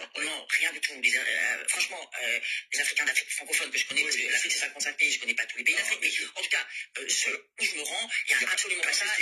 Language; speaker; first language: French; native; French